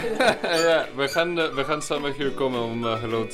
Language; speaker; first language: Dutch; non-native, learner; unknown